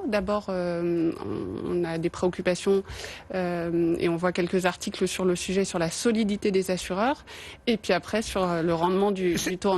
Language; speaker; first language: French; native; French